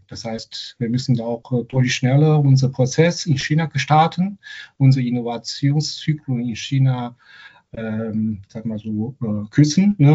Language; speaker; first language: German; non-native, fluent; Chinese